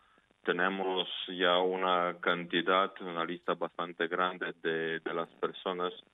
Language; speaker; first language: Spanish; non-native, fluent; Ukrainian